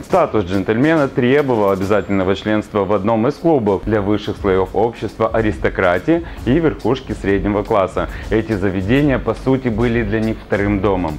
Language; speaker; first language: Russian; native; Russian